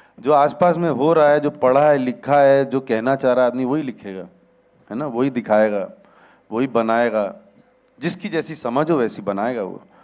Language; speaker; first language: Hindi; native; Hindi